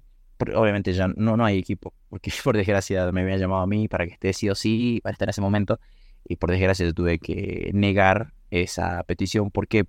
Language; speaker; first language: Spanish; native; Spanish